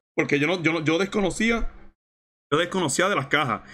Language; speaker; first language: Spanish; native; Spanish